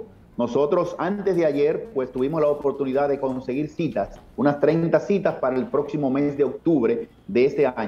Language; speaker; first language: Spanish; native; Spanish